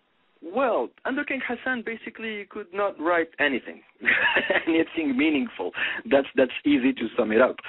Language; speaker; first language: English; non-native, fluent; Arabic